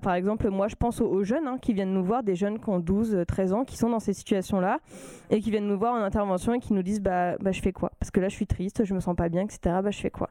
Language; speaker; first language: French; native; French